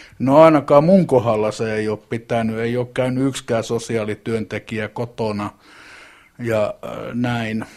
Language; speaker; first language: Finnish; native; Finnish